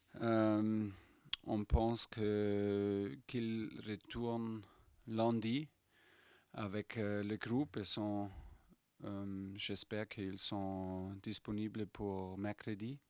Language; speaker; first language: French; non-native, fluent; German